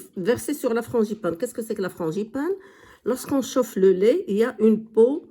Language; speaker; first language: French; non-native, local second language; Arabic